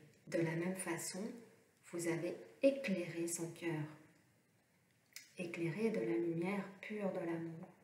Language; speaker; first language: French; native; French